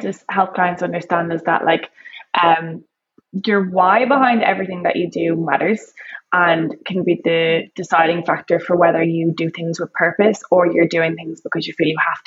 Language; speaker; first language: English; native; English